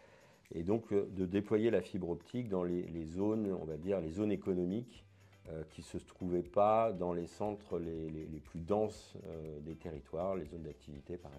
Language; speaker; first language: French; native; French